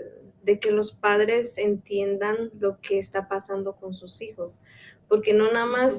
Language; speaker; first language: Spanish; non-native, local second language; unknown